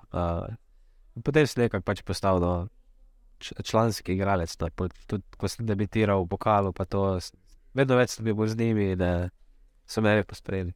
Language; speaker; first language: Slovenian; native; Slovenian